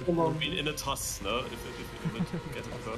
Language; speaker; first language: English; non-native, learner; German